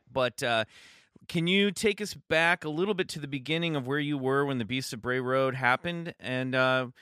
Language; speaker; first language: English; native; English